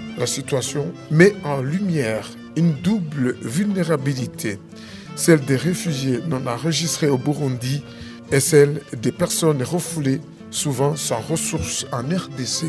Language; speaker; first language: French; non-native, local second language; Rundi